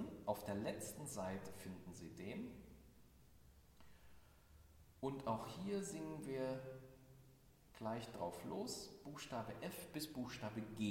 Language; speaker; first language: German; native; German